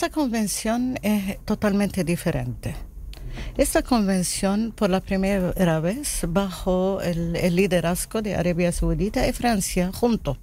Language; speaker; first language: Spanish; non-native, learner; Arabic